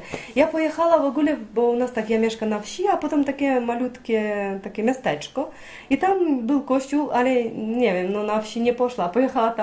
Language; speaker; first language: Polish; non-native, learner; Ukrainian